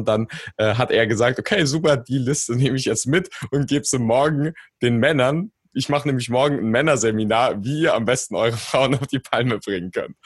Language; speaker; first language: German; native; German